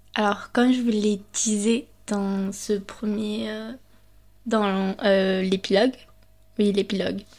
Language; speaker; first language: French; early bilingual, other home language; Spanish